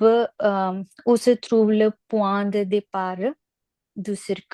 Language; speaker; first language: French; non-native, learner; Punjabi